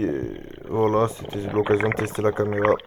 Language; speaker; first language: French; native; French